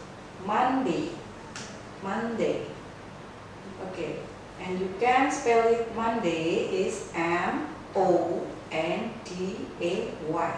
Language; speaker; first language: English; non-native, fluent; Indonesian